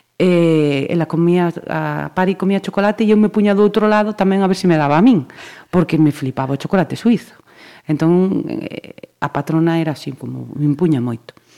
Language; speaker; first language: Galician; native; Galician